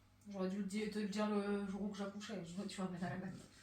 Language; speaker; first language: French; native; French